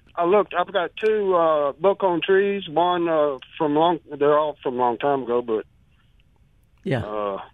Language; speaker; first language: English; native; English